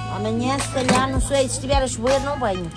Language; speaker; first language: Portuguese; native; Portuguese